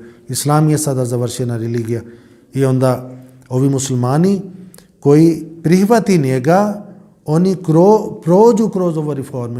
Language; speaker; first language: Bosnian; non-native, learner; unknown